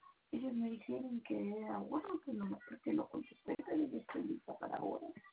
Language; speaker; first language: Spanish; native; Spanish